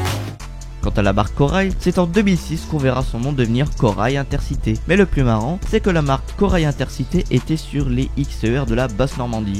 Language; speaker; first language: French; native; French